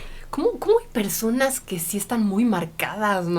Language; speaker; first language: Spanish; native; Spanish